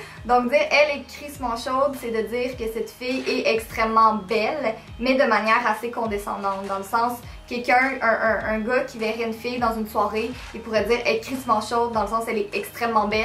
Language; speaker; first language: French; native; French